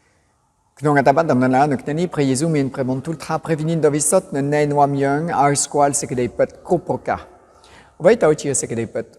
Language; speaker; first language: Khmer; non-native, fluent; French